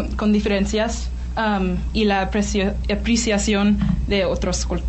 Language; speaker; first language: Spanish; non-native, learner; English